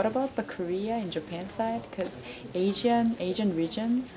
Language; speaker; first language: English; non-native, fluent; Korean